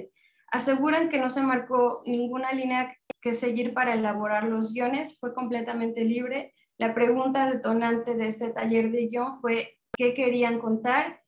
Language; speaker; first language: Spanish; native; Spanish